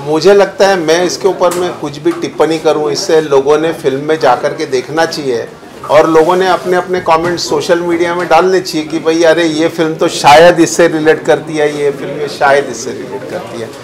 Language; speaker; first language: Hindi; non-native, local second language; Marathi